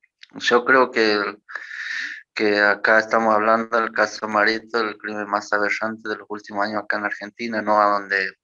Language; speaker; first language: Spanish; native; Spanish